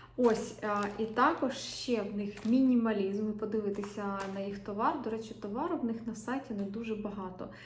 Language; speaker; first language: Ukrainian; non-native, local second language; Russian